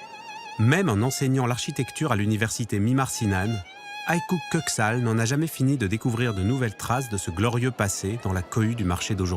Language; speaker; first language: French; native; French